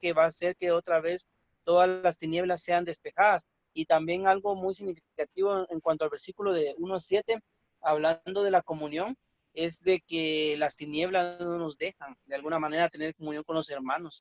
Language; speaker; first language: Spanish; native; Spanish